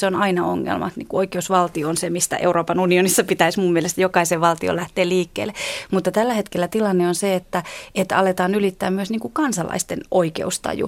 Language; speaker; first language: Finnish; native; Finnish